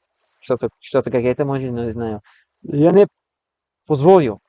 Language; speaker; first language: Russian; non-native, learner; English